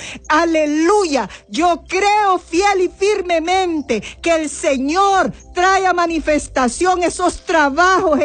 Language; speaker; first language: Spanish; native; Spanish